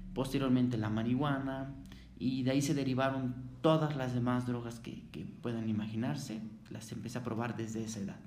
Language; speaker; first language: Spanish; native; Spanish